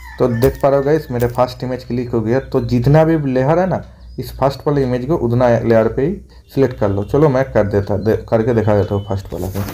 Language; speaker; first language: Hindi; non-native, local second language; Bangla